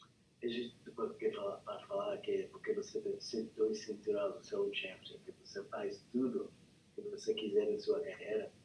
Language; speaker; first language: Portuguese; non-native, learner; English